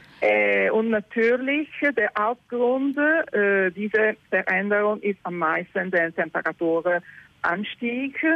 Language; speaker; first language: German; non-native, learner; Italian